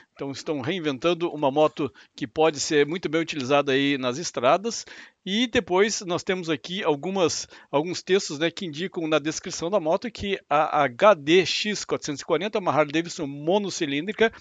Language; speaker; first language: Portuguese; native; Portuguese